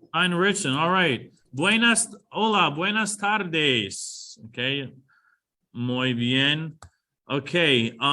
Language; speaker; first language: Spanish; non-native, fluent; English